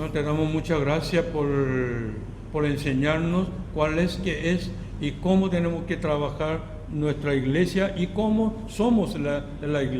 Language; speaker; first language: Spanish; non-native, learner; Korean